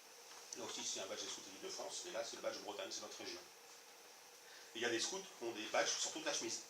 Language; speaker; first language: French; native; French